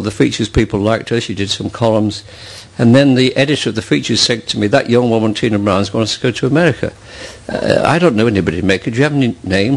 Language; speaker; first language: English; native; English